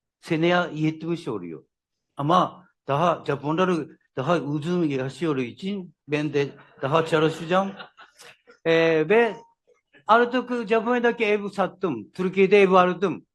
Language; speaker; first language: Turkish; non-native, learner; Japanese